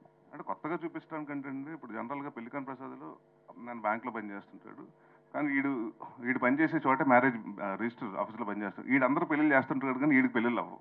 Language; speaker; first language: Telugu; native; Telugu